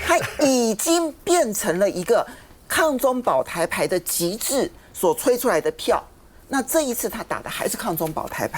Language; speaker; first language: Chinese; native; Chinese